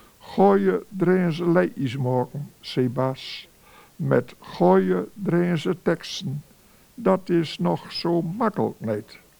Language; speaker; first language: Dutch; native; Dutch